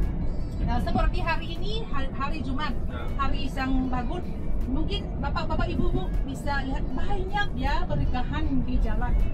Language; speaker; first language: Indonesian; non-native, fluent; Vietnamese